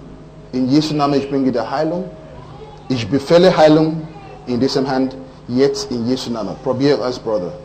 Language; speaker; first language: German; non-native, learner; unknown